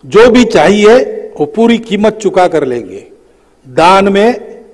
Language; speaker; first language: Hindi; native; Hindi